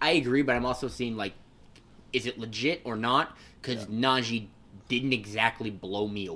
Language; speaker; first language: English; native; English